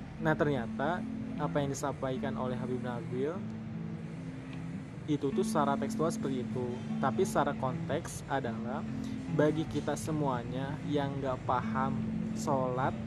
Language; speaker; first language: Indonesian; native; Indonesian